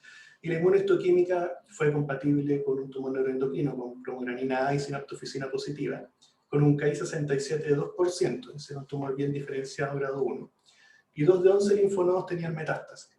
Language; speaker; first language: Spanish; native; Spanish